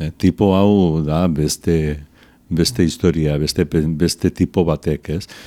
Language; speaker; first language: Basque; non-native, local second language; Spanish